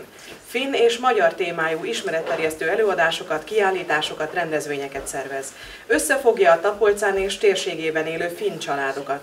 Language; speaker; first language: Hungarian; native; Hungarian